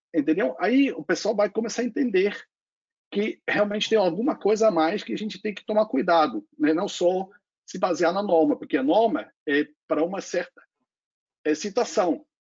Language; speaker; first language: Portuguese; non-native, fluent; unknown